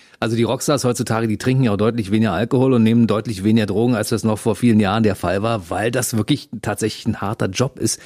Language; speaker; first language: German; native; German